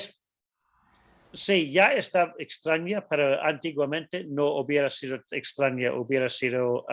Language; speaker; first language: Spanish; non-native, fluent; English